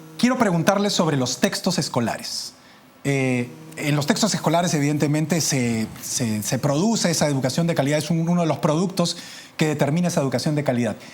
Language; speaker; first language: Spanish; native; Spanish